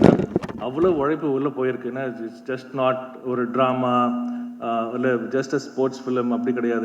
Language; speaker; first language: Tamil; native; Tamil